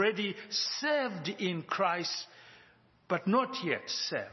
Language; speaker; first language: English; non-native, local second language; Shona